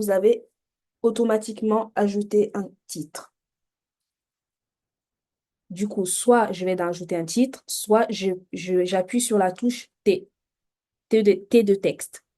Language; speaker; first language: French; native; French